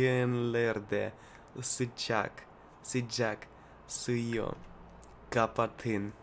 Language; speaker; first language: Turkish; non-native, learner; Russian